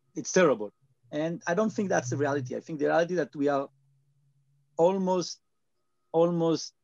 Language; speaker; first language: English; non-native, learner; Hebrew